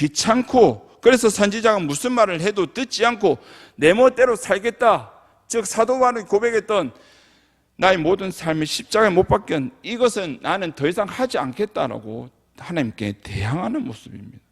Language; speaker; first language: Korean; native; Korean